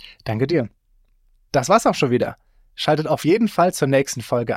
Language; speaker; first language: German; native; German